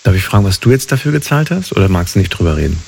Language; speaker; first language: German; native; German